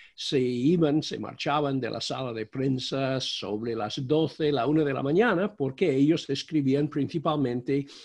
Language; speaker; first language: Spanish; non-native, fluent; English